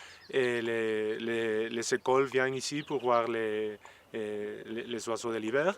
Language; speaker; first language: French; non-native, learner; Spanish